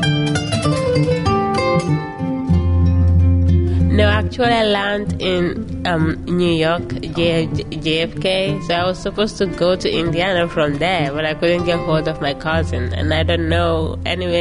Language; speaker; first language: English; non-native, local second language; Mandingo